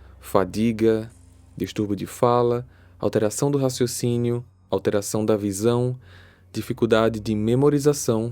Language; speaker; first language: Portuguese; native; Portuguese